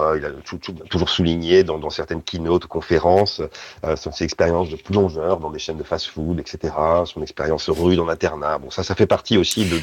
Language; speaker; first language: French; native; French